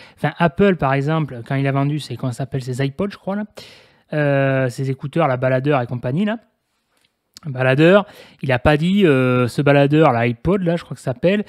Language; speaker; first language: French; native; French